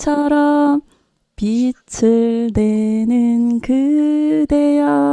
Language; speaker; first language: Korean; native; Korean